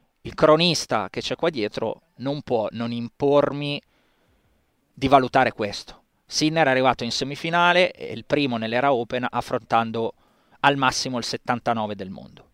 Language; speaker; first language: Italian; native; Italian